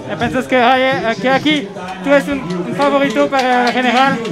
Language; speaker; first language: Spanish; non-native, learner; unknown